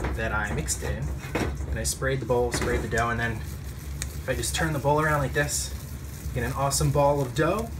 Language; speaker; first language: English; native; English